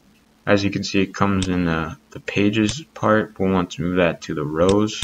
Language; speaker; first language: English; native; English